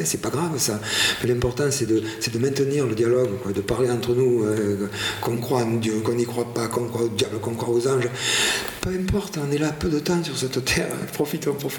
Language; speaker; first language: French; native; French